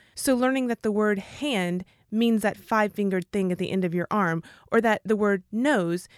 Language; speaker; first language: English; native; English